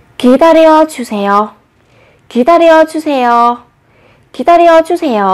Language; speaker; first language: Korean; non-native, fluent; Vietnamese